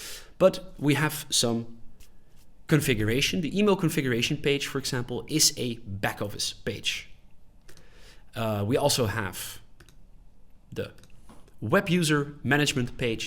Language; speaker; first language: English; non-native, fluent; Dutch